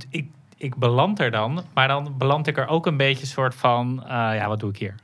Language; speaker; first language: Dutch; native; Dutch